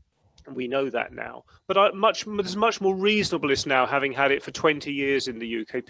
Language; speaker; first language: English; native; English